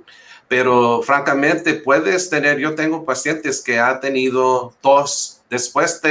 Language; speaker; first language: Spanish; early bilingual, heritage; English